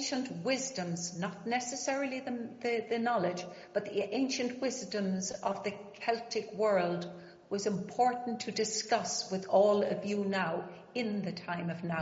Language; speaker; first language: English; native; English